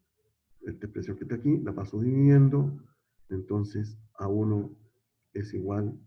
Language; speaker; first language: Spanish; native; Spanish